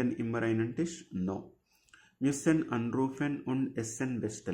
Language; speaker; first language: German; non-native, fluent; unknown